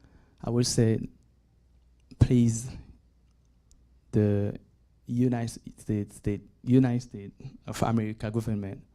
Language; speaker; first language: English; non-native, learner; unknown